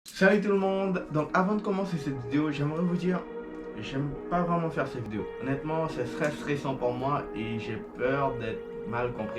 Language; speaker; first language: French; non-native, fluent; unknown